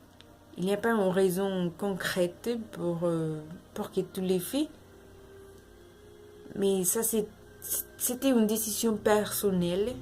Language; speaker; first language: French; non-native, learner; Spanish